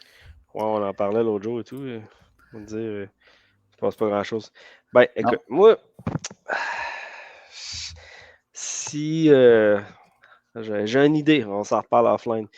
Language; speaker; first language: French; native; French